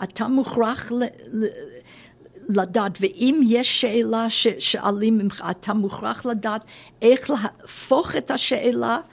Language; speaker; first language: Hebrew; non-native, fluent; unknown